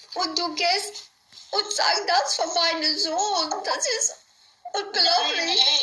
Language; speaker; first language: German; non-native, learner; Dutch